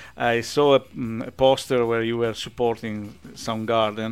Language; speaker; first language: English; non-native, fluent; Italian